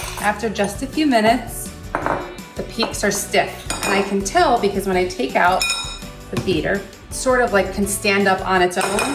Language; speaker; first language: English; native; English